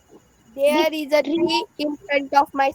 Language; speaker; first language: English; non-native, learner; Marathi